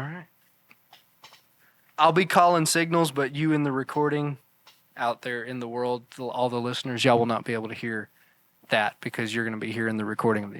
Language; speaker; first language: English; native; English